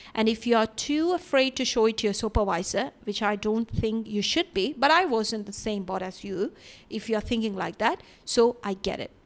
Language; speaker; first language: English; non-native, local second language; Malayalam